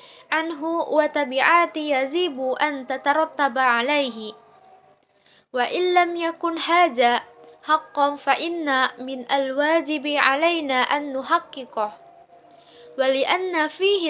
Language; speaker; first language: Arabic; non-native, learner; Indonesian